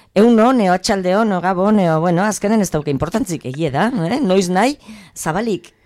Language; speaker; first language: Basque; native; Basque